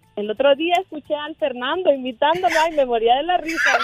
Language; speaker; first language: Spanish; native; Spanish